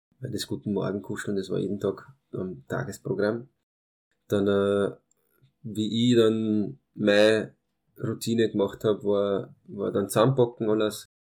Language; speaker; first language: German; early bilingual, other home language; Hungarian